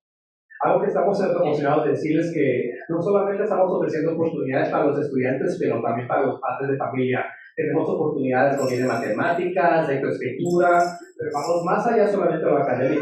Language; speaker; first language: Spanish; native; Spanish